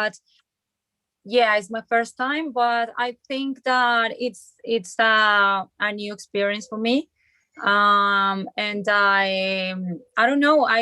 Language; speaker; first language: English; non-native, learner; Spanish